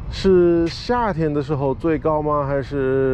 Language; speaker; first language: Chinese; non-native, fluent; English